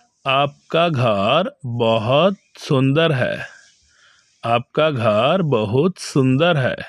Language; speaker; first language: Hindi; non-native, fluent; Bangla